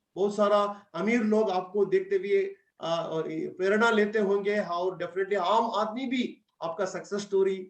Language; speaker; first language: Hindi; non-native, local second language; Kannada